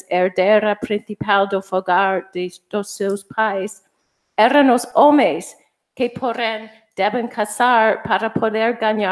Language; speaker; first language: Galician; non-native, fluent; English